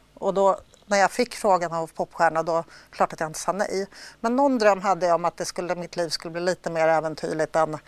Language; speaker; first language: Swedish; early bilingual, other home language; Polish